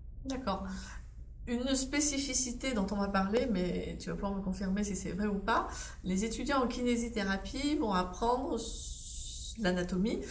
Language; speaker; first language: French; native; French